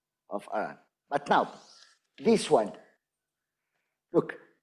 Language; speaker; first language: English; non-native, fluent; Arabic